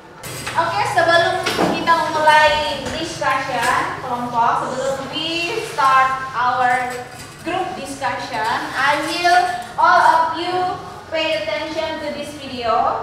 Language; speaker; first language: English; non-native, learner; Indonesian